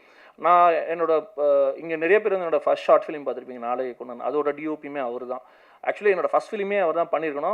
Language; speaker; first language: Tamil; native; Tamil